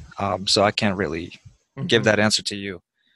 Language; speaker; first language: English; early bilingual, other home language; Russian